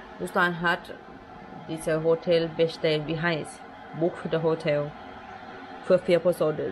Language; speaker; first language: German; non-native, learner; Thai